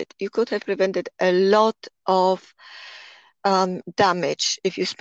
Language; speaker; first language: English; non-native, fluent; Polish